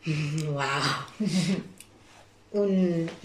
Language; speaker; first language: German; non-native, fluent; Spanish